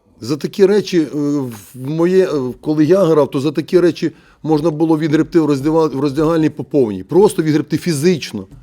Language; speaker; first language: Ukrainian; native; Ukrainian